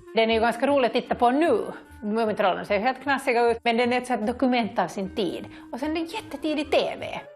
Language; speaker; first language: Swedish; native; Swedish